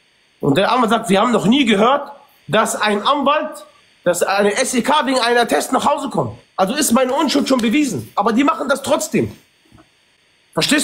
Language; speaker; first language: German; early bilingual, other home language; Arabic